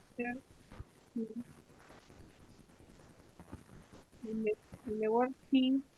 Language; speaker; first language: English; non-native, learner; Spanish